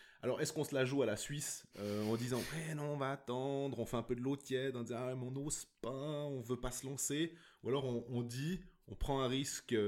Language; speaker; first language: French; native; French